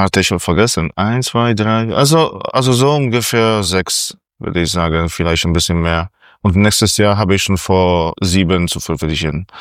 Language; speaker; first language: German; non-native, fluent; Polish